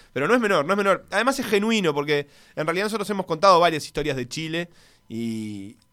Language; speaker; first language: Spanish; native; Spanish